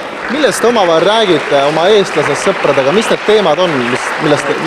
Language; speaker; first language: Estonian; native; Estonian